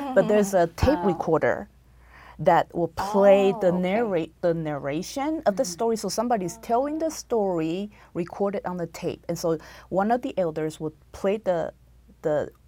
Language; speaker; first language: English; non-native, fluent; Chinese